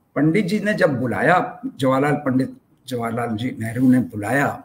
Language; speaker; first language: Hindi; native; Hindi